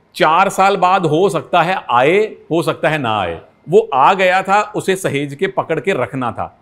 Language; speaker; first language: Hindi; native; Hindi